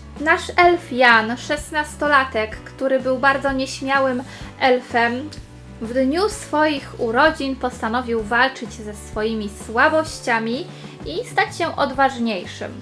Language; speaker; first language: Polish; native; Polish